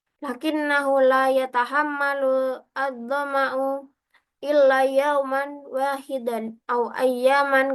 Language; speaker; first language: Arabic; non-native, learner; Indonesian